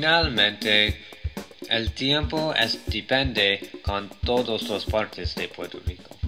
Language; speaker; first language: Spanish; non-native, learner; English